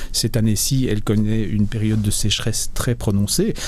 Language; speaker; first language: French; native; French